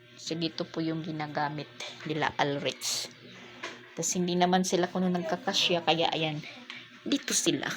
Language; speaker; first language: Filipino; non-native, local second language; Waray